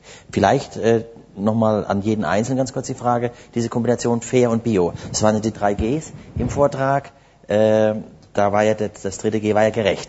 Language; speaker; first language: German; native; German